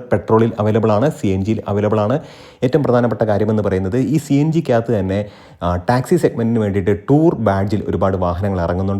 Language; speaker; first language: Malayalam; native; Malayalam